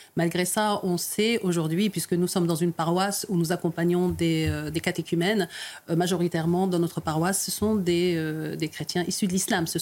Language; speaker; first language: French; early bilingual, other home language; Arabic